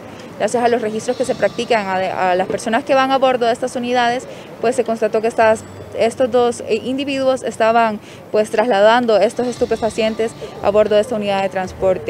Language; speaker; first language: Spanish; native; Spanish